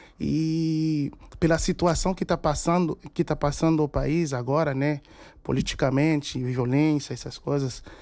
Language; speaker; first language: Portuguese; non-native, fluent; Haitian Creole